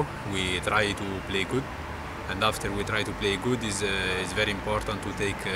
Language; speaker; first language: English; non-native, learner; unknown